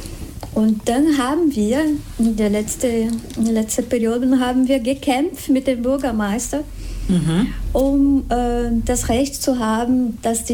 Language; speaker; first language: German; non-native, fluent; Spanish